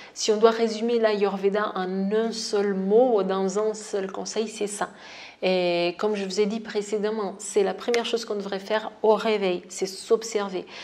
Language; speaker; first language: French; non-native, fluent; Portuguese